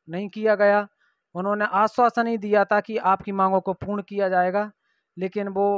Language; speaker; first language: Hindi; native; Hindi